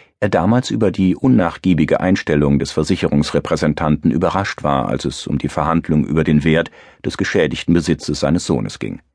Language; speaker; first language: German; native; German